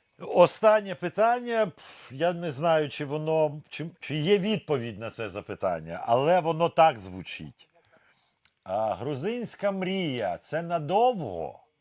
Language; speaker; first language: Ukrainian; native; Ukrainian